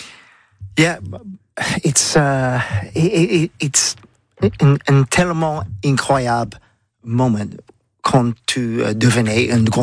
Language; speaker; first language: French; non-native, learner; English